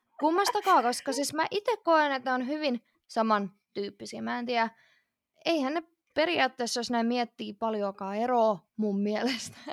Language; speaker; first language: Finnish; early bilingual, other home language; Russian